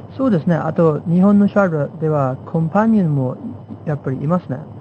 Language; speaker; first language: Japanese; non-native, fluent; English